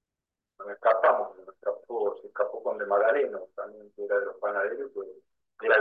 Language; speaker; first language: Spanish; native; Spanish